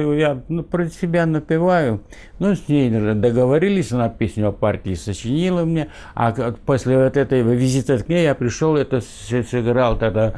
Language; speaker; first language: Russian; native; Russian